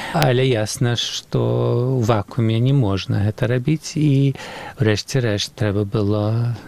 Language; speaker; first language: Belarusian; early bilingual, heritage; Belarusian